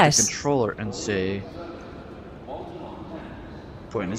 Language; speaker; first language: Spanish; non-native, learner; English